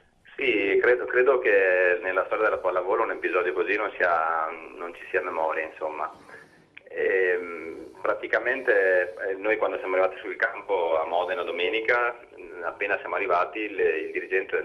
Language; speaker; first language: Italian; native; Italian